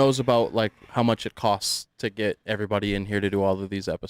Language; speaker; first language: English; native; English